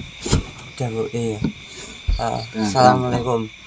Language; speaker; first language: Indonesian; native; Indonesian